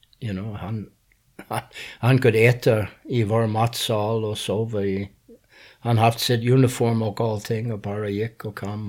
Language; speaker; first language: Swedish; non-native, fluent; English